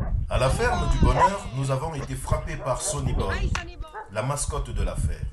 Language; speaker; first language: French; native; French